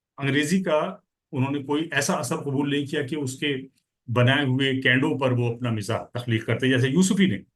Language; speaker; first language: Urdu; native; Urdu